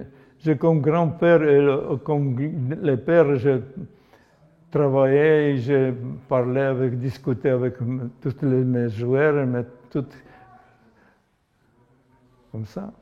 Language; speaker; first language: French; non-native, learner; Polish